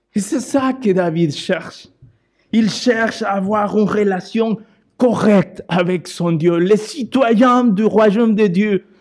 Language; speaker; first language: French; non-native, fluent; Spanish